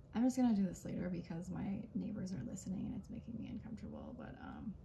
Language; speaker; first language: English; native; English